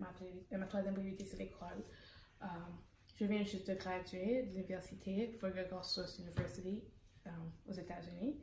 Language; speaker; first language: French; early bilingual, heritage; Haitian Creole